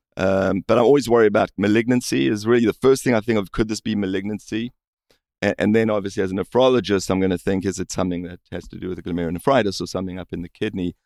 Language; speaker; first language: English; native; English